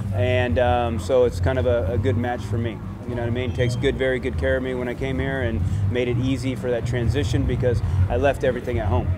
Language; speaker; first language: English; native; English